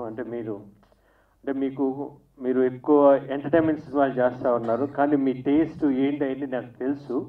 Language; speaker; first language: Telugu; native; Telugu